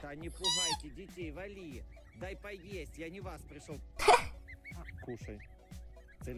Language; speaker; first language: Russian; native; Russian